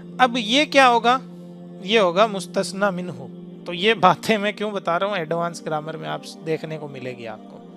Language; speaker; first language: Urdu; native; Urdu